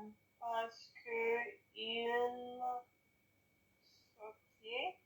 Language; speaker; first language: French; non-native, learner; English